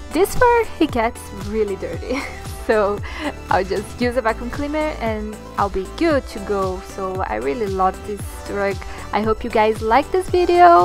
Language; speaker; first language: English; non-native, learner; Portuguese